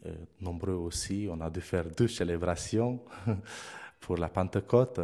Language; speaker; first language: French; non-native, fluent; Romanian